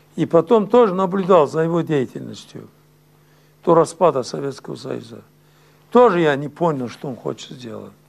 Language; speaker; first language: Russian; non-native, local second language; Azerbaijani